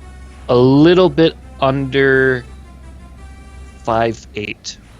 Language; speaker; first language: English; native; English